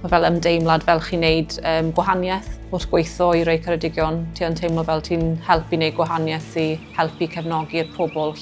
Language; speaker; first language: Welsh; native; Welsh